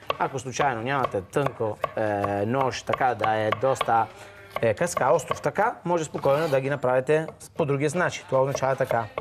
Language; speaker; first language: Bulgarian; non-native, fluent; Italian